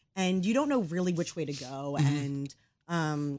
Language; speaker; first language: English; native; English